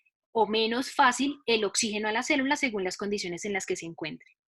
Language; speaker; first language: Spanish; native; Spanish